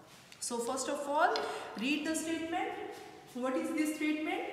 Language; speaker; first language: English; non-native, local second language; Hindi